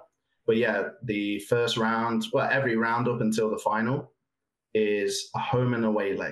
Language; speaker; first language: English; native; English